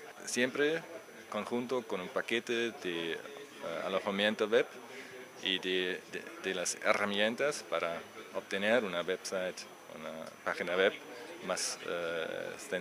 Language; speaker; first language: Spanish; non-native, learner; German